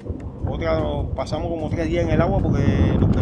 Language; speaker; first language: Spanish; native; Spanish